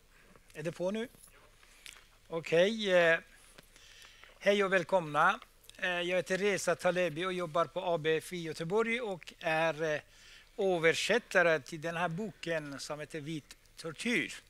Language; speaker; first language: Swedish; non-native, fluent; Persian